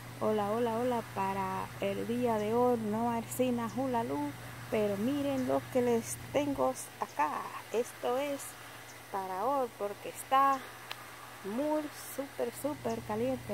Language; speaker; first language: Spanish; native; Spanish